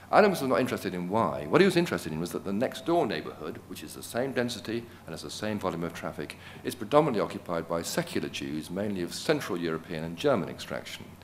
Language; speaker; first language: English; native; English